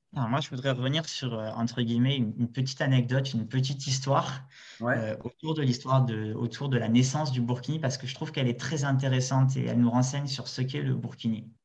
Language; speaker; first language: French; native; French